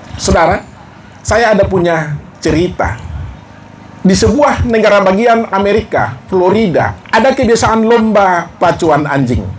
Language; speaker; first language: Indonesian; non-native, local second language; Batak Toba